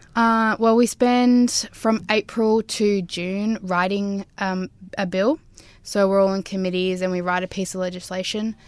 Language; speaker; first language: English; native; English